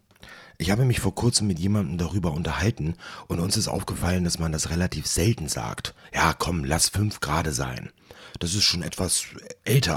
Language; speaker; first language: German; native; German